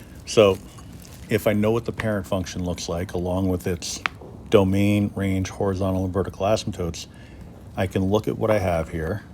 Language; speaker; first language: English; native; English